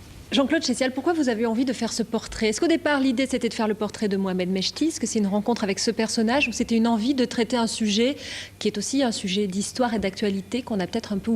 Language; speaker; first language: French; native; French